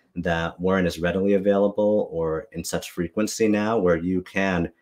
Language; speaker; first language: English; native; English